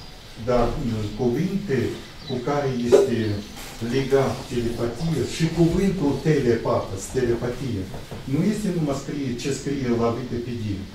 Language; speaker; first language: Romanian; non-native, local second language; Russian